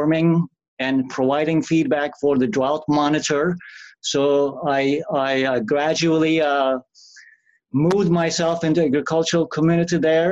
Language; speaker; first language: English; non-native, fluent; Turkish